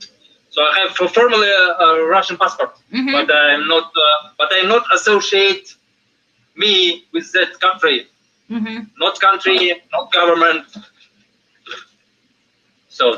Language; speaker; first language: English; non-native, fluent; Russian